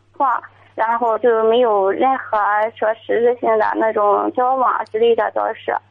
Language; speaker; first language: Chinese; native; Chinese